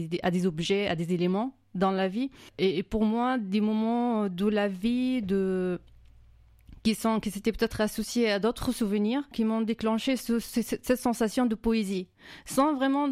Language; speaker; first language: French; non-native, fluent; Arabic